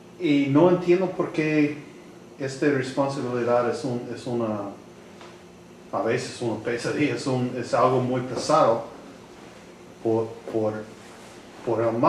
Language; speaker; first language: Spanish; non-native, learner; English